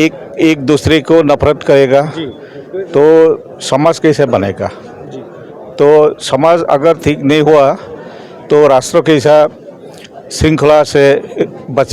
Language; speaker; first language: Hindi; non-native, local second language; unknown